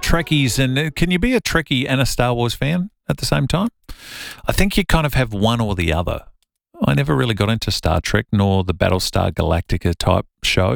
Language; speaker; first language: English; native; English